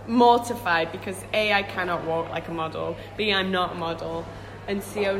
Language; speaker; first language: English; native; English